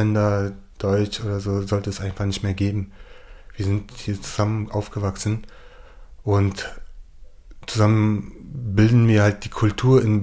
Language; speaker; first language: German; early bilingual, other home language; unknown